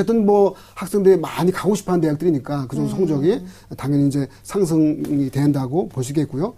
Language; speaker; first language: Korean; native; Korean